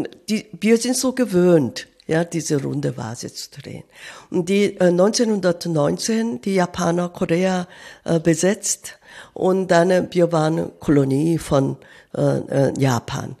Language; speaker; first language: German; non-native, fluent; Korean